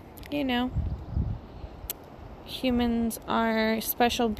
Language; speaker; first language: English; native; English